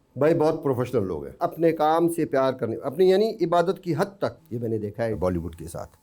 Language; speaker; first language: Urdu; non-native, local second language; Baluchi